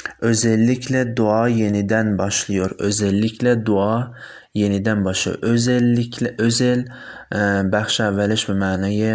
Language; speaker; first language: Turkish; non-native, fluent; Persian